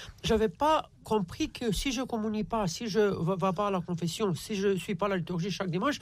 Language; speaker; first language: French; non-native, fluent; Romanian